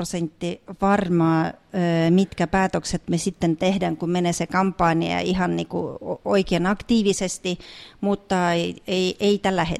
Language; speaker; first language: Finnish; non-native, fluent; Russian